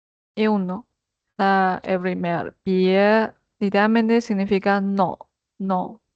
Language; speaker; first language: Spanish; non-native, fluent; Chinese